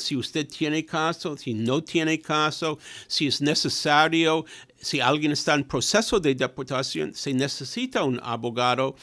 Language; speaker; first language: Spanish; non-native, fluent; English